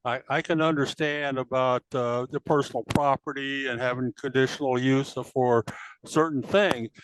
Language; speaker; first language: English; native; English